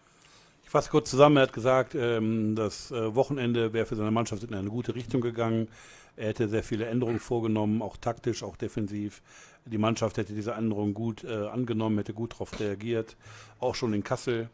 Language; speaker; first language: German; native; German